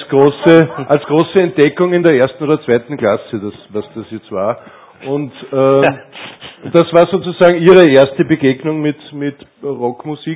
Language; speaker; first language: German; native; German